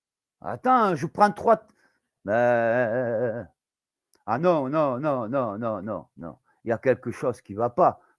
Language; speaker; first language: French; native; French